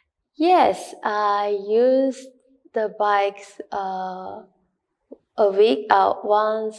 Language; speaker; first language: English; non-native, learner; Japanese